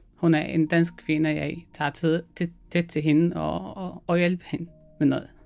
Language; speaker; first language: Danish; non-native, fluent; Arabic